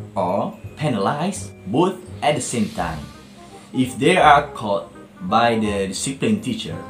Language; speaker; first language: English; non-native, local second language; Malay